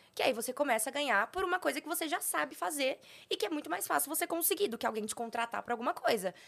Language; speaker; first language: Portuguese; native; Portuguese